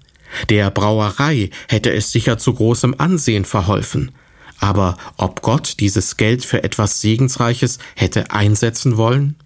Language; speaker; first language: German; native; German